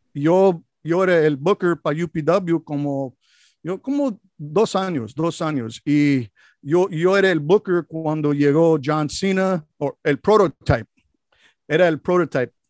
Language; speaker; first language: Spanish; non-native, learner; English